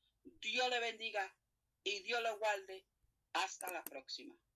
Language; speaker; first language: Spanish; native; Spanish